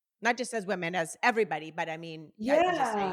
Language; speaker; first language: English; native; English